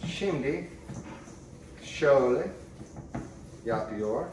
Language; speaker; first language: Turkish; non-native, learner; English